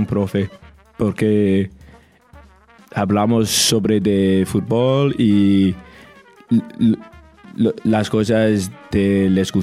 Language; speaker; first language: Spanish; non-native, learner; English